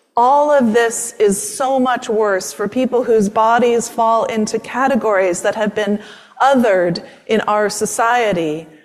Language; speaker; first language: English; native; English